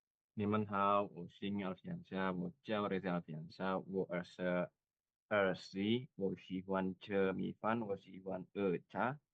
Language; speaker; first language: Chinese; non-native, learner; Indonesian